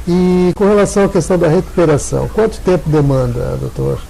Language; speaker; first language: Portuguese; native; Portuguese